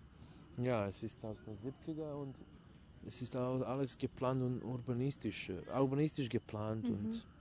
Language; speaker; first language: German; non-native, fluent; Serbian